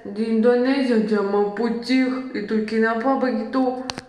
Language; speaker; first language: Indonesian; non-native, learner; Russian